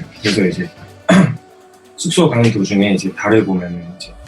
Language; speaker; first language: Korean; native; Korean